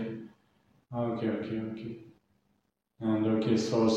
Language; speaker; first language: English; non-native, learner; French